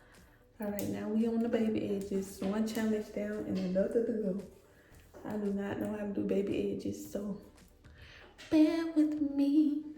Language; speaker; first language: English; native; English